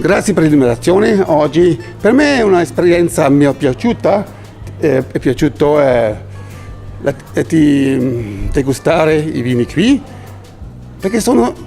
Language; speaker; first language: Italian; non-native, learner; German